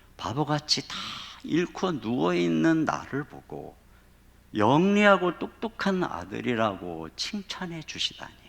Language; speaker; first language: Korean; native; Korean